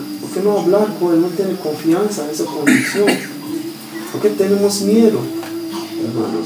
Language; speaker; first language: Spanish; non-native, learner; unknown